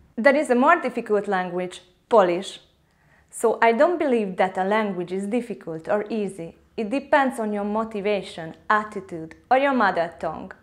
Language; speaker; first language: English; non-native, fluent; Hungarian